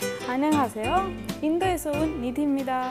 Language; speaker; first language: Korean; non-native, fluent; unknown